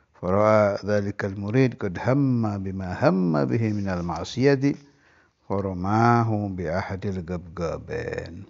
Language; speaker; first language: Arabic; non-native, fluent; Indonesian